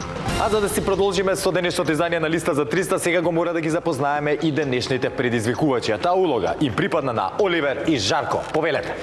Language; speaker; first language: Macedonian; native; Macedonian